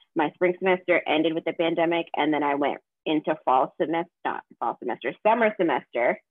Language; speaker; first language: English; native; English